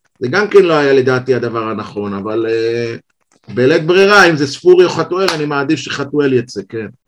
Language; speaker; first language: Hebrew; native; Hebrew